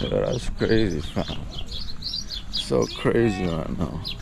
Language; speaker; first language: English; native; English